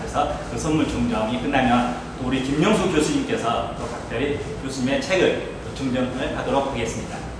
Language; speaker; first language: Korean; native; Korean